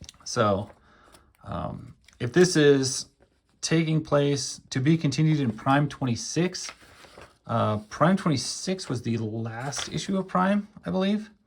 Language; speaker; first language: English; native; English